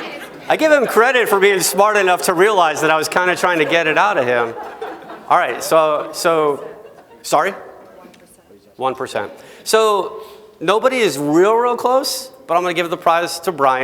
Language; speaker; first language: English; native; English